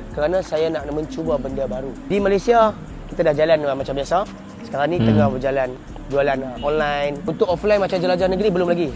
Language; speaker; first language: Malay; native; Malay